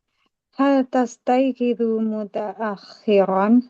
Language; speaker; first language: Arabic; non-native, learner; Indonesian